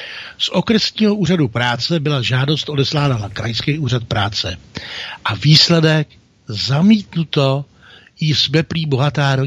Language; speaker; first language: Czech; native; Czech